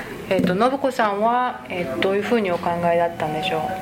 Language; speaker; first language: Japanese; native; Japanese